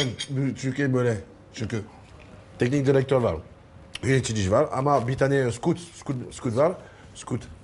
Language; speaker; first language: Turkish; non-native, learner; French